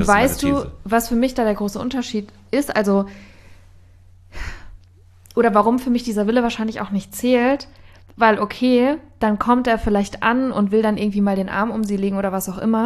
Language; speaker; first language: German; native; German